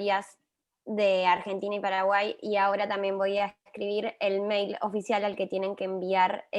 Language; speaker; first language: Spanish; native; Spanish